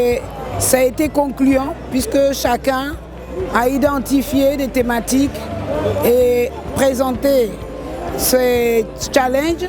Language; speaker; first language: French; non-native, local second language; Arabic